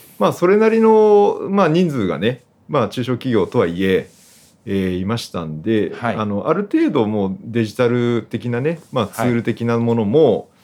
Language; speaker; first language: Japanese; native; Japanese